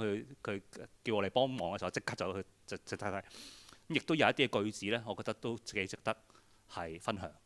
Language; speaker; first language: Cantonese; native; Cantonese